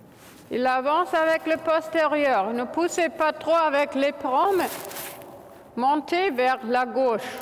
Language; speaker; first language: French; non-native, fluent; German